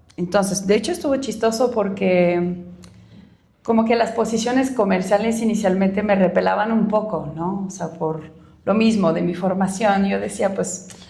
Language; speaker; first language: Spanish; non-native, fluent; French